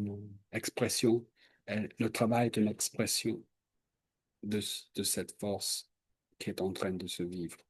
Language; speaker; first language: French; non-native, fluent; English